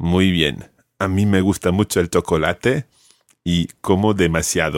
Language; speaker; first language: Spanish; non-native, fluent; English